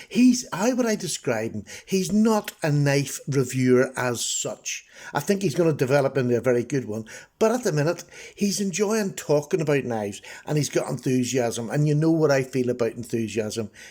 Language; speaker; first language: English; native; English